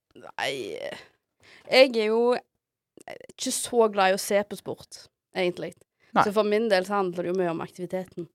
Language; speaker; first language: Norwegian; native; Norwegian